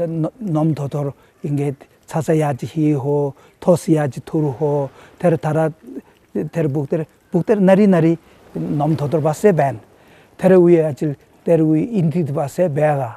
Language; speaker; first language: Mongolian; non-native, fluent; Tibetan